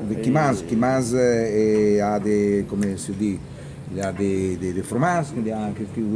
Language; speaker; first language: French; non-native, learner; Italian